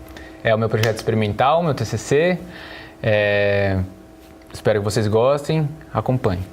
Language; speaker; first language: Portuguese; native; Portuguese